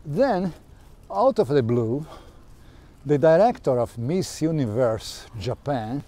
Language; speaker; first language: English; non-native, fluent; Portuguese